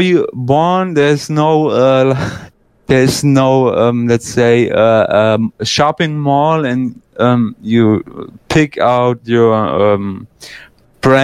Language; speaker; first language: English; non-native, fluent; German